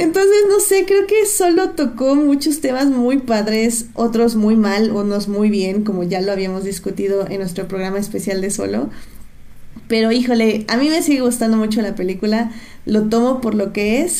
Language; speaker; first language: Spanish; native; Spanish